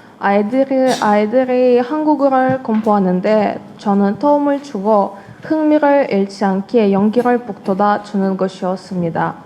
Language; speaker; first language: Korean; non-native, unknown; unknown